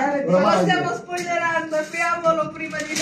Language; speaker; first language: Italian; native; Italian